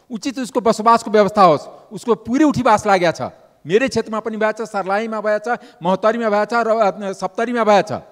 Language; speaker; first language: Nepali; non-native, local second language; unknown